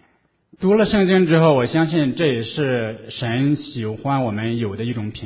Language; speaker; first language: Chinese; native; Chinese